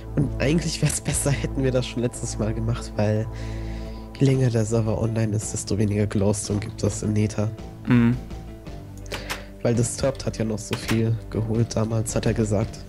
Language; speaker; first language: German; native; German